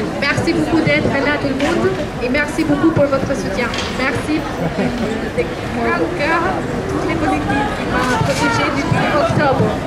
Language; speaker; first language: French; non-native, fluent; Albanian